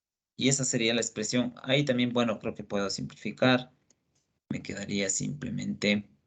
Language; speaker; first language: Spanish; native; Spanish